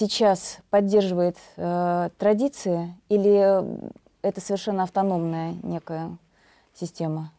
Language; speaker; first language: Russian; native; Russian